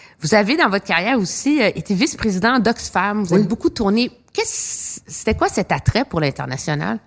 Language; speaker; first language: French; native; French